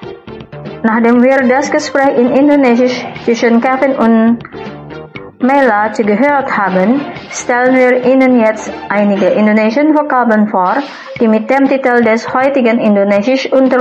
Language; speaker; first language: German; non-native, fluent; Indonesian